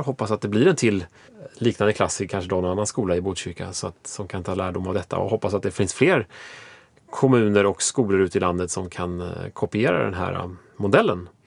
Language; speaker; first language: Swedish; native; Swedish